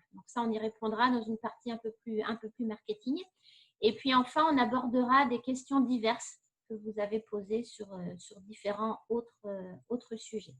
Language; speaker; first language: French; native; French